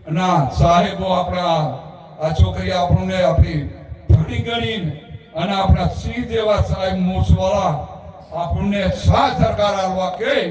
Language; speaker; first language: Gujarati; non-native, local second language; Rathawi